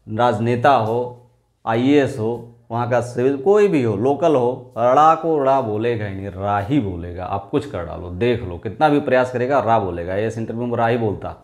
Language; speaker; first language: Hindi; native; Hindi